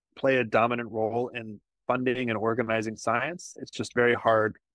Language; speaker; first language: English; native; English